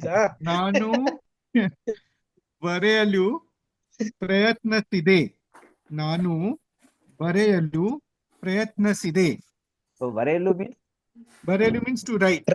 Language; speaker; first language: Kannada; non-native, learner; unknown